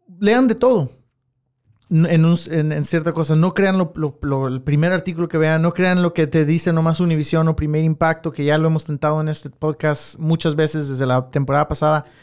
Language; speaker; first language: Spanish; early bilingual, heritage; Spanish